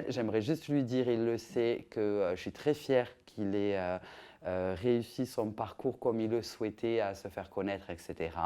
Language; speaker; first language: French; native; French